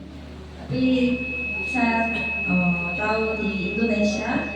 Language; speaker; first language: Indonesian; non-native, learner; Korean